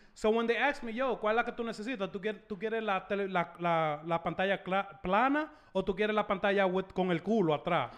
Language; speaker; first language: Spanish; early bilingual, heritage; Spanish